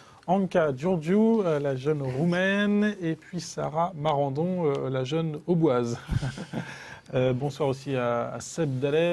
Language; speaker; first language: French; native; French